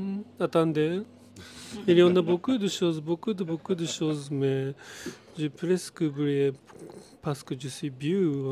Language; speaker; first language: French; non-native, learner; Japanese